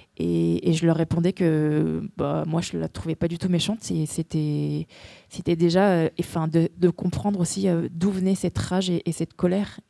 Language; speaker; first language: French; early bilingual, other home language; Korean